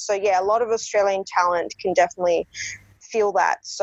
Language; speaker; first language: English; native; English